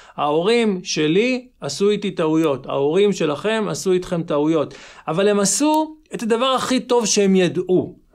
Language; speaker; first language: Hebrew; native; Hebrew